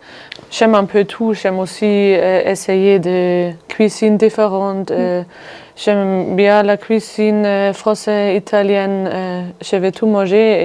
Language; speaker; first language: French; non-native, fluent; German